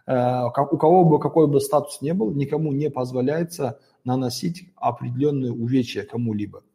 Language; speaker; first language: Russian; non-native, local second language; Kazakh